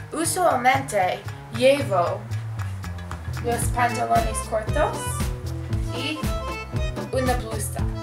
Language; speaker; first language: Spanish; non-native, learner; English